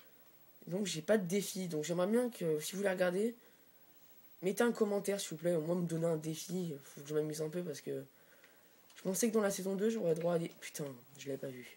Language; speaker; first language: French; native; French